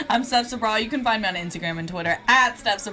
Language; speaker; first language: English; native; English